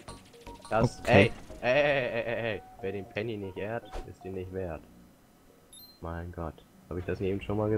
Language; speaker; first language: German; native; German